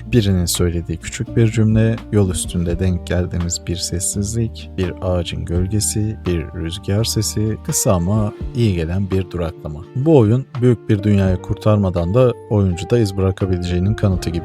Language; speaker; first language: Turkish; native; Turkish